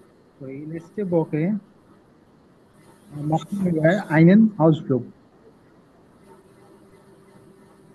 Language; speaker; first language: German; non-native, learner; Bangla